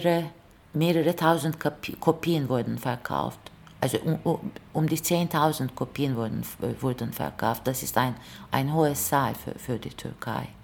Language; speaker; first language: German; non-native, fluent; Turkish